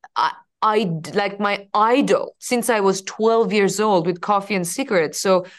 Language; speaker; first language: English; non-native, fluent; Persian